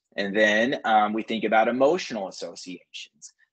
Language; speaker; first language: English; native; English